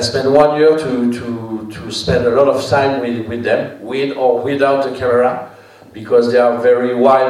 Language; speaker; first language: English; non-native, fluent; French